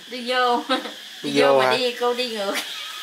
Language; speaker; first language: Vietnamese; native; Vietnamese